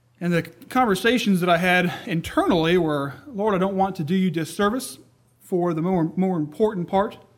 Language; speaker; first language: English; native; English